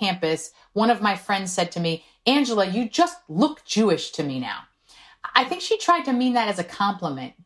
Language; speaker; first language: English; non-native, fluent; Korean